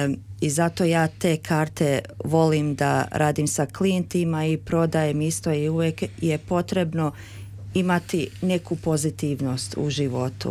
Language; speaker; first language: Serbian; early bilingual, heritage; Serbian